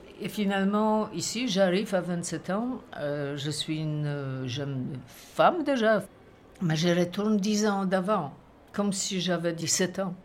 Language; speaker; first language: French; non-native, fluent; Polish